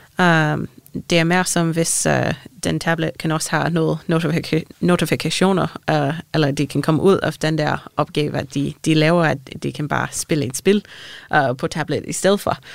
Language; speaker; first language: Danish; non-native, fluent; English